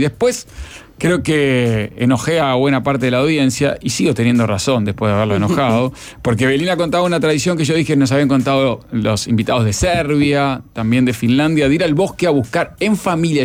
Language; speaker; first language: Spanish; native; Spanish